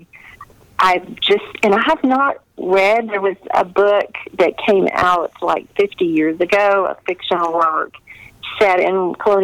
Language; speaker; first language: English; native; English